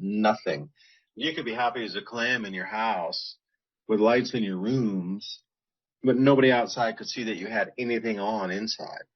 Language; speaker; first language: English; native; English